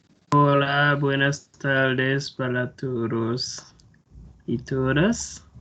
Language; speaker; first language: Spanish; non-native, fluent; Haitian Creole